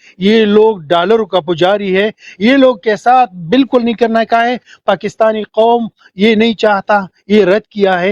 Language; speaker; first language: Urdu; non-native, local second language; Pashto